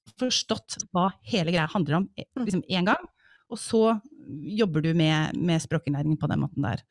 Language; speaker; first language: Norwegian; early bilingual, other home language; English